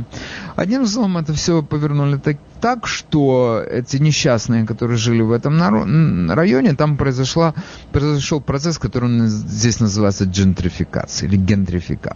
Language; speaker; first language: Russian; native; Russian